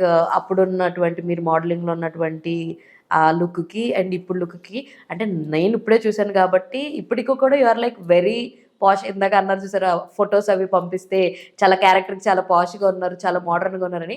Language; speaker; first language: Telugu; native; Telugu